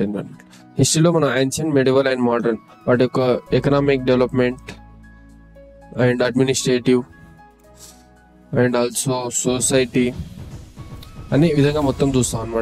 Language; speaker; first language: Telugu; native; Telugu